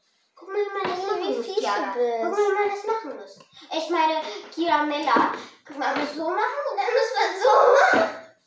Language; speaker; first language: German; early bilingual, other home language; Russian